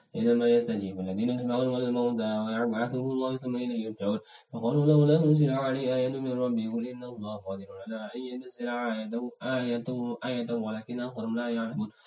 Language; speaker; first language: Arabic; non-native, learner; Indonesian